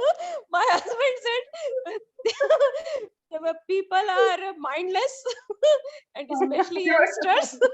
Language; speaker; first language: English; non-native, learner; Hindi